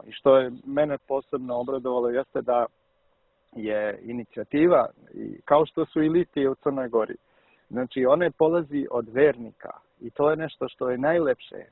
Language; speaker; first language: Serbian; early bilingual, heritage; Serbian